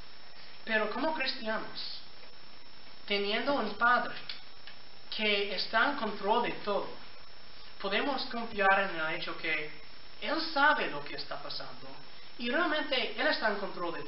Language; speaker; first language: Spanish; non-native, fluent; English